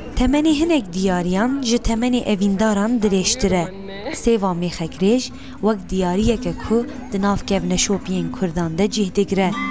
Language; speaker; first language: Kurdish; non-native, local second language; Turkish